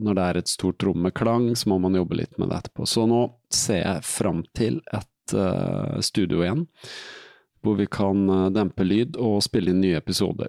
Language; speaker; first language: Norwegian; native; Norwegian